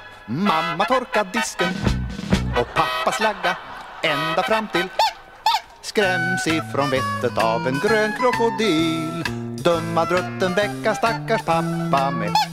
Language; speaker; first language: Swedish; native; Swedish